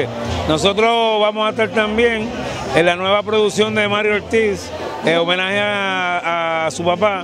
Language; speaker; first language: Spanish; native; Spanish